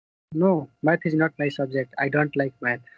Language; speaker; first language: English; non-native, learner; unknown